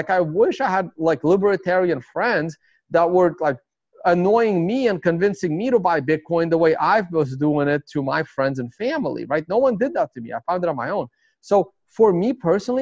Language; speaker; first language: English; early bilingual, other home language; Russian